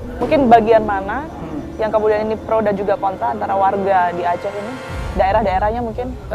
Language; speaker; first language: Indonesian; native; Indonesian